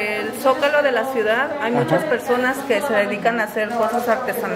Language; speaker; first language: Spanish; native; Spanish